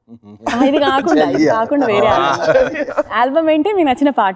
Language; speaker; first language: Telugu; native; Telugu